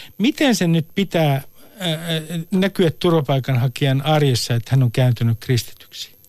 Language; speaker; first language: Finnish; native; Finnish